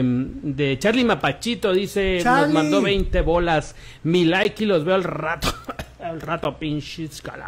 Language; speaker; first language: Spanish; native; Spanish